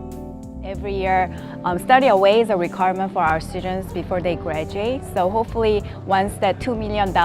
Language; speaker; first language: English; non-native, fluent; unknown